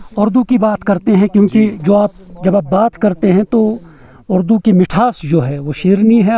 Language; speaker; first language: Urdu; native; Urdu